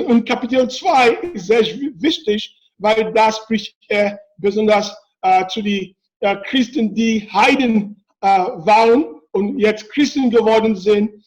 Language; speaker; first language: German; non-native, fluent; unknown